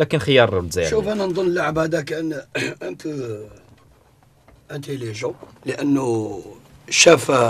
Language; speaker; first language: Arabic; native; Arabic